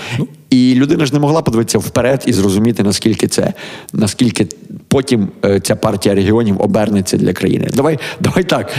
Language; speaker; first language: Ukrainian; native; Ukrainian